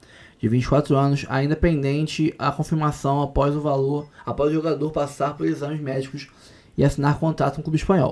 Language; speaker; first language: Portuguese; native; Portuguese